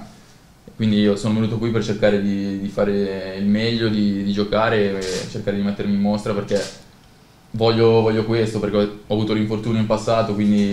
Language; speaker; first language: Italian; native; Italian